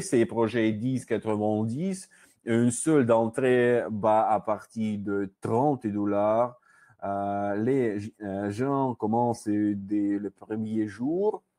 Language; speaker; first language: French; non-native, learner; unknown